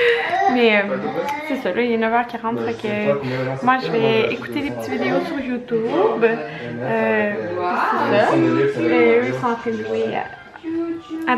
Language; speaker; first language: French; native; French